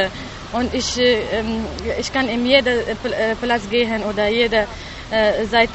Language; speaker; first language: German; non-native, learner; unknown